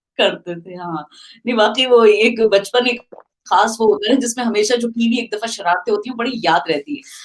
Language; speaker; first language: Urdu; native; Urdu